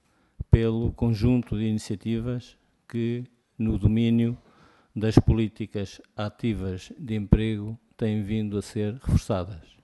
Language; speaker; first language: Portuguese; native; Portuguese